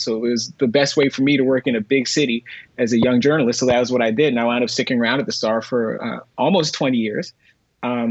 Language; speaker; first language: English; native; English